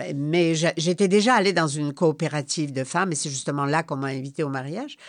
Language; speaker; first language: French; non-native, fluent; Polish